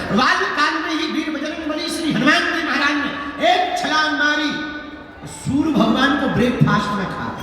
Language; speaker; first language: Hindi; native; Hindi